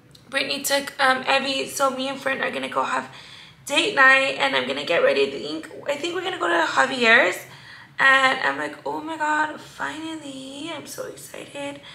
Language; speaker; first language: English; early bilingual, other home language; Spanish